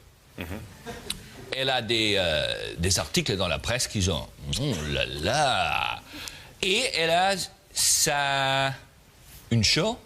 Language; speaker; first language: French; non-native, learner; German